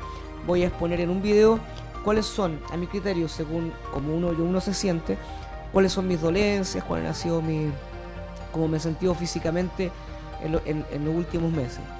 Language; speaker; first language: Spanish; native; Spanish